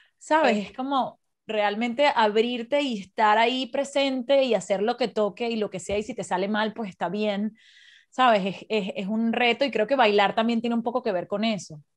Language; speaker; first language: Spanish; native; Spanish